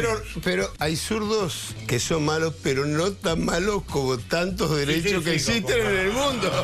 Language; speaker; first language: Spanish; non-native, fluent; Portuguese